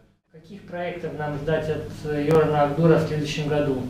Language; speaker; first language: Russian; native; Russian